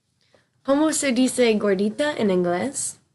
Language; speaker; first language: Spanish; non-native, learner; English